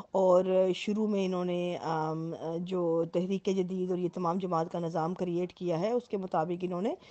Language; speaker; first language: Hindi; native; Hindi